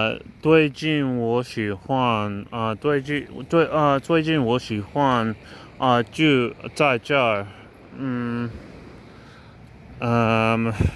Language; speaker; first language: Chinese; non-native, learner; English